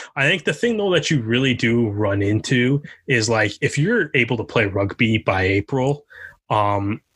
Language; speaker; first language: English; native; English